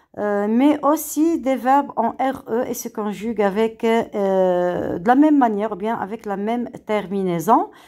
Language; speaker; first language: French; non-native, local second language; Arabic